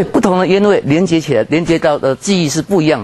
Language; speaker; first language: Chinese; native; Chinese